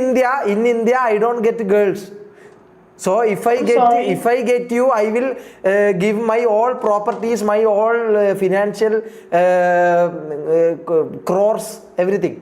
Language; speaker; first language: English; non-native, learner; Malayalam